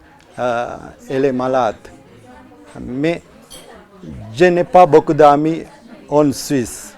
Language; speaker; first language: French; non-native, learner; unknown